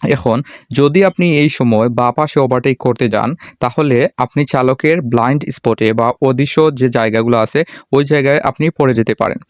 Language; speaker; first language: Bangla; non-native, local second language; Sylheti